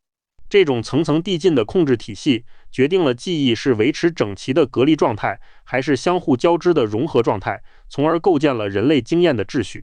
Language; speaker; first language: Chinese; native; Chinese